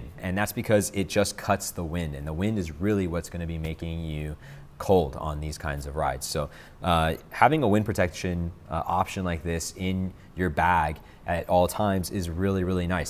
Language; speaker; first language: English; native; English